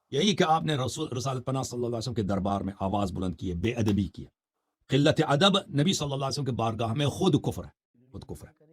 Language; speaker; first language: Urdu; non-native, fluent; Persian